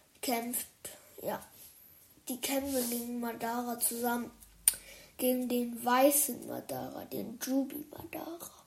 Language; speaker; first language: German; early bilingual, other home language; Chinese